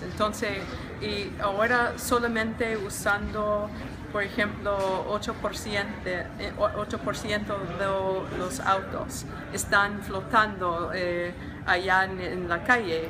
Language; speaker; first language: Spanish; non-native, learner; English